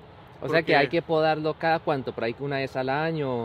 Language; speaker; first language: Spanish; native; Spanish